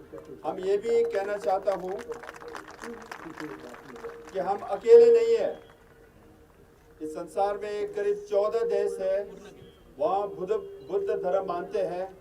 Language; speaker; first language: Hindi; non-native, fluent; Tibetan